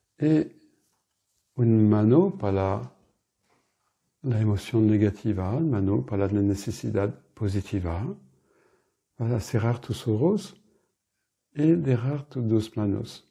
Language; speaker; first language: Spanish; non-native, fluent; French